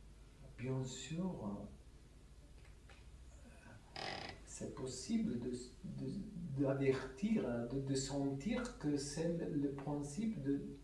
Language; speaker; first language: French; non-native, fluent; Italian